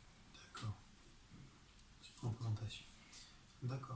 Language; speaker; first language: French; native; French